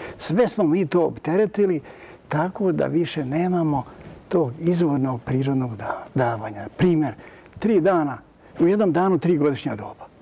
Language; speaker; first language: Serbian; native; Serbian